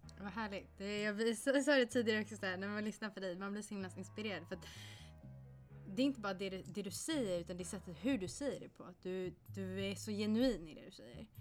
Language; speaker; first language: Swedish; native; Swedish